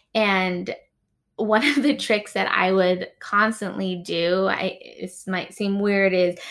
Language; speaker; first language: English; native; English